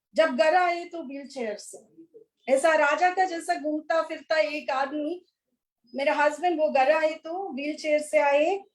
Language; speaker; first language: Hindi; non-native, local second language; Kannada